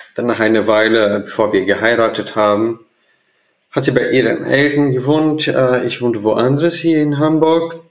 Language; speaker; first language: German; non-native, fluent; Portuguese